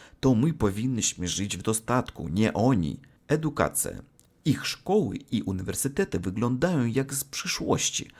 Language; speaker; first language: Polish; non-native, learner; Russian